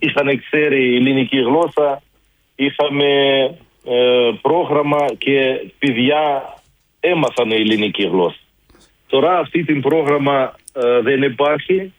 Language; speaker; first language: Greek; non-native, learner; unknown